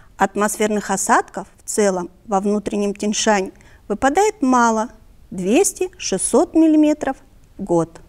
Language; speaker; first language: Russian; non-native, local second language; Kyrgyz